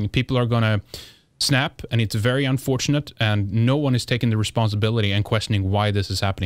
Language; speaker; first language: English; non-native, fluent; Swedish